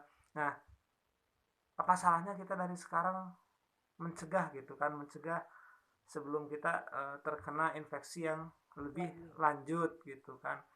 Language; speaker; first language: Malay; non-native, local second language; Sundanese